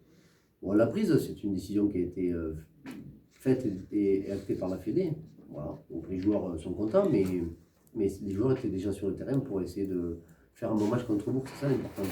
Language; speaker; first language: French; native; French